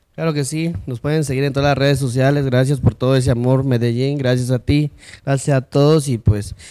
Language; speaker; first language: Spanish; early bilingual, heritage; Spanish